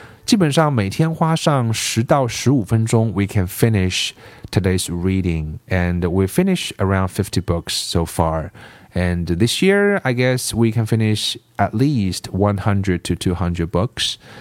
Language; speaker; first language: English; non-native, fluent; Chinese